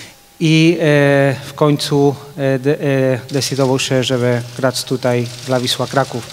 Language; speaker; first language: Polish; non-native, fluent; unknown